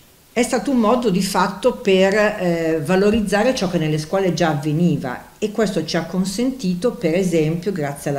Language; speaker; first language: Italian; native; Italian